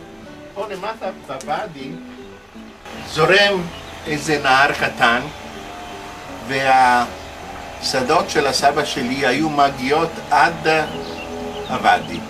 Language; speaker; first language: Hebrew; non-native, fluent; Italian